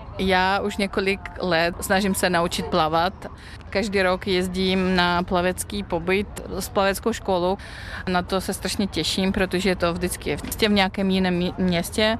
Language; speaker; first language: Czech; non-native, fluent; Belarusian